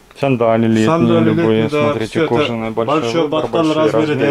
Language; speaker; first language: Russian; native; Russian